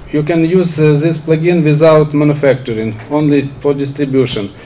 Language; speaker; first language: English; non-native, learner; Ukrainian